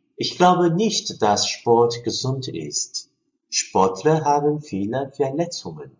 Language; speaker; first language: German; non-native, fluent; Chinese